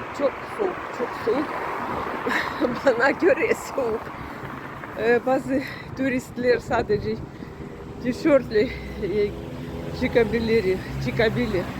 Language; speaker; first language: Turkish; non-native, learner; Russian